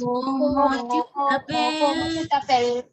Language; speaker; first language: French; non-native, learner; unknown